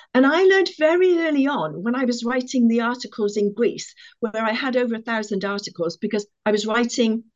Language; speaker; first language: English; native; English